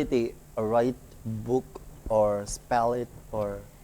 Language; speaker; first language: English; non-native, learner; Indonesian